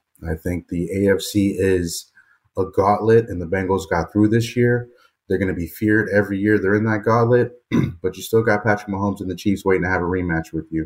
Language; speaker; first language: English; native; English